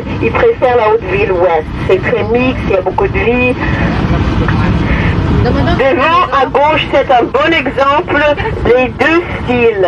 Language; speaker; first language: French; non-native, fluent; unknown